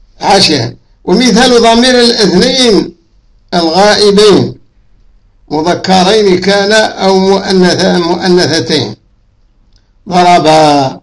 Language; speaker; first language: Arabic; native; Arabic